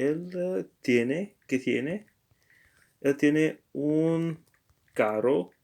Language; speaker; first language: Spanish; non-native, learner; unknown